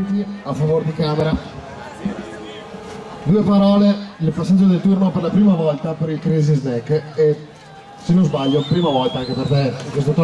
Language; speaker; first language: Italian; native; Italian